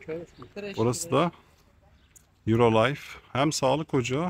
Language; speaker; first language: Turkish; native; Turkish